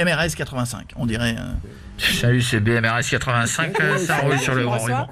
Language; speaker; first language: French; native; French